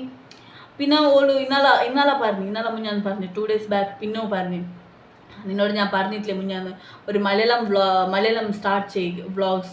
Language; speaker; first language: Malayalam; non-native, local second language; Tulu